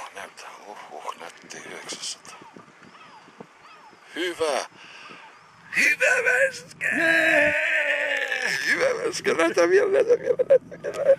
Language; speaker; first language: Finnish; non-native, fluent; Turkish